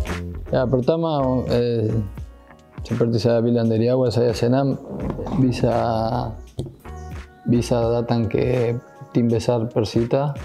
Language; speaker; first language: Indonesian; non-native, fluent; Spanish